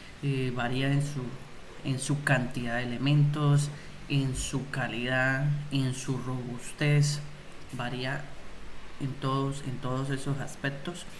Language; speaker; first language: Spanish; native; Spanish